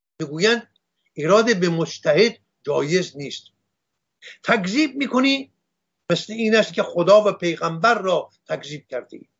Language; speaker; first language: Persian; non-native, local second language; Armenian